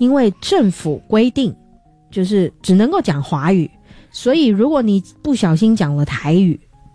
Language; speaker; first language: Chinese; non-native, local second language; Min Nan Chinese